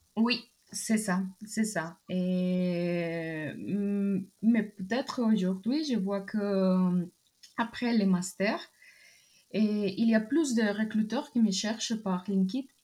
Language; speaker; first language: French; non-native, fluent; Spanish